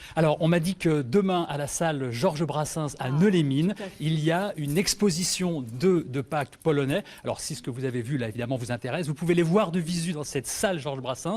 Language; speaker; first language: French; native; French